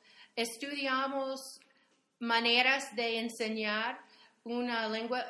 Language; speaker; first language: Spanish; non-native, fluent; English